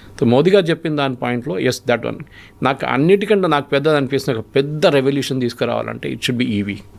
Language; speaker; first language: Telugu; non-native, fluent; Malayalam